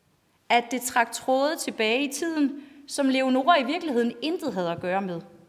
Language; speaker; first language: Danish; native; Danish